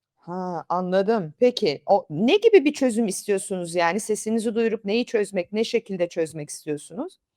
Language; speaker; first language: Turkish; native; Turkish